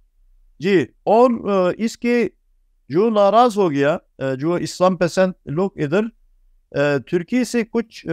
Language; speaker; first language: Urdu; non-native, fluent; Turkish